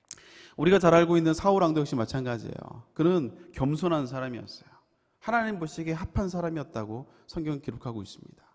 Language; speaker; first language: Korean; native; Korean